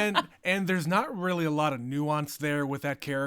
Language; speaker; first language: English; native; English